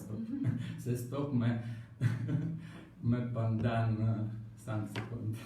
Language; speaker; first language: French; non-native, learner; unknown